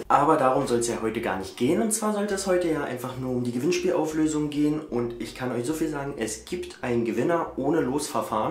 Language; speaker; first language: German; native; German